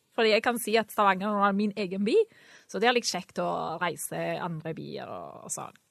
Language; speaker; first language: Norwegian; non-native, fluent; Spanish